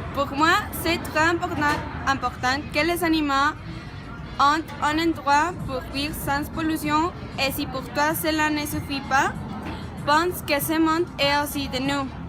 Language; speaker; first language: French; non-native, learner; Spanish